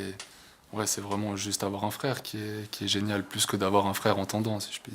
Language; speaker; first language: French; non-native, local second language; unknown